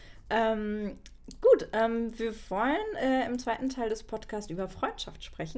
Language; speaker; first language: German; native; German